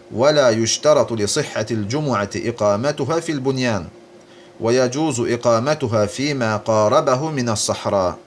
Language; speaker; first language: Arabic; non-native, fluent; Azerbaijani